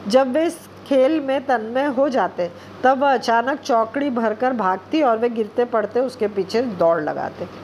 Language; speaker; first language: Hindi; non-native, local second language; Bangla